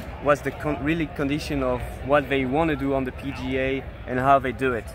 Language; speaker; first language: English; non-native, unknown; French